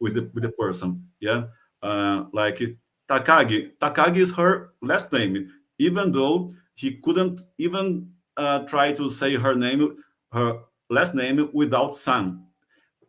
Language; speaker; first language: English; non-native, fluent; Portuguese